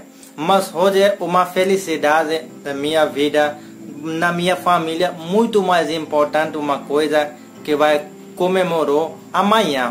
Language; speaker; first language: Portuguese; non-native, learner; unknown